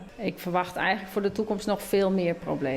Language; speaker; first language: Dutch; native; Dutch